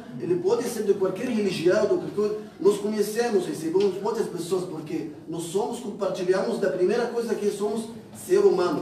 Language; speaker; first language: Portuguese; non-native, fluent; Arabic